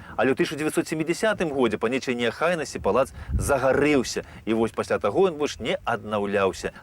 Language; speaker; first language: Belarusian; native; Belarusian